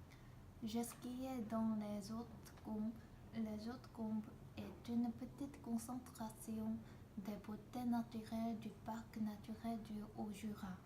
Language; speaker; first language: French; non-native, learner; Korean